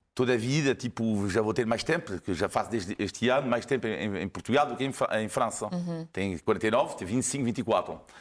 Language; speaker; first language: Portuguese; non-native, fluent; French